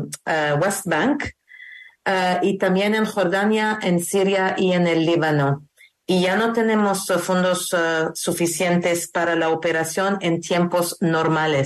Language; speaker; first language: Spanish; non-native, learner; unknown